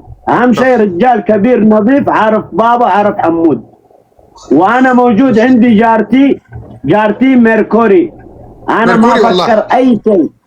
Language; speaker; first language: Arabic; non-native, learner; Oromo